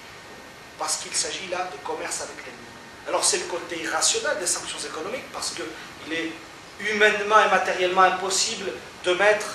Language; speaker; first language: French; native; French